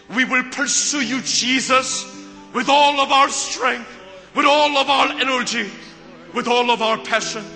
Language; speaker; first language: English; early bilingual, other home language; Korean